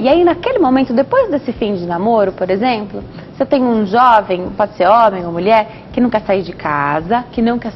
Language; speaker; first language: Portuguese; native; Portuguese